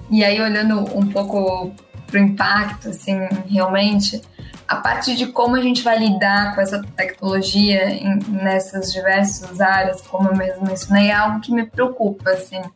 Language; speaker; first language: Portuguese; native; Portuguese